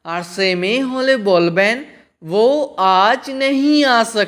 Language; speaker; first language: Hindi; non-native, fluent; Bangla